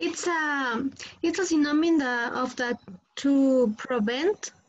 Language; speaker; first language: English; non-native, learner; Spanish